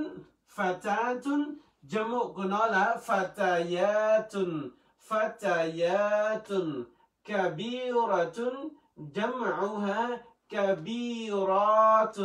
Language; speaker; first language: Arabic; non-native, fluent; Western Cham